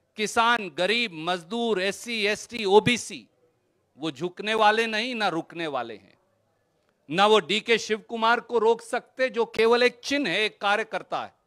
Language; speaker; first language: Hindi; native; Hindi